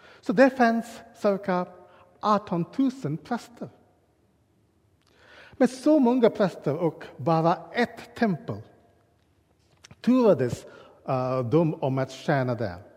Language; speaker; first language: Swedish; non-native, learner; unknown